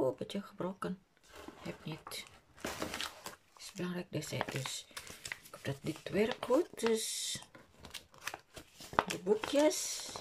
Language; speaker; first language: Dutch; non-native, learner; Indonesian